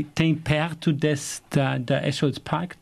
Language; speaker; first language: Portuguese; non-native, fluent; German